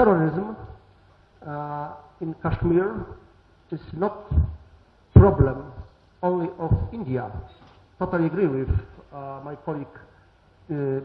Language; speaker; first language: English; non-native, learner; Polish